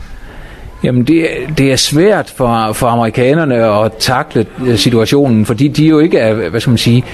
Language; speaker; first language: Danish; native; Danish